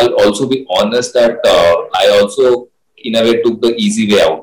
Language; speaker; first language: English; non-native, local second language; Hindi